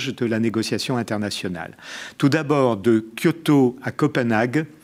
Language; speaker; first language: French; native; French